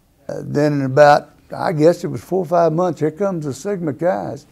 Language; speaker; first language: English; native; English